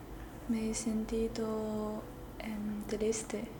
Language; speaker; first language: Spanish; non-native, learner; Chinese